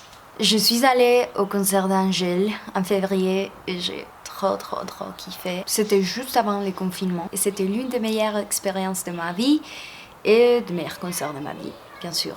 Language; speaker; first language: French; non-native, fluent; Spanish